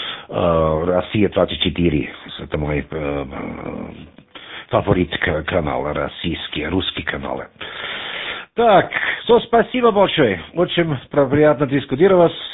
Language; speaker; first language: Russian; non-native, learner; German